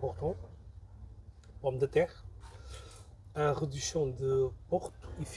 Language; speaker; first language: French; non-native, learner; Portuguese